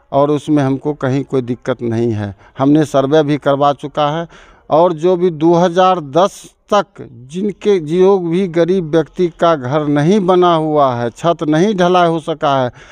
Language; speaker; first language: Hindi; native; Hindi